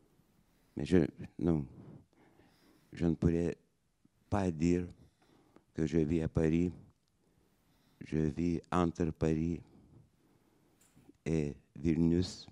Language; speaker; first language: French; non-native, fluent; Lithuanian